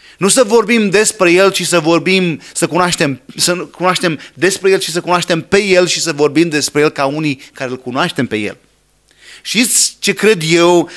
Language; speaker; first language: Romanian; non-native, fluent; English